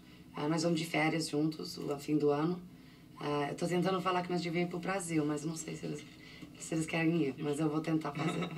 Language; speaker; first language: Portuguese; early bilingual, heritage; English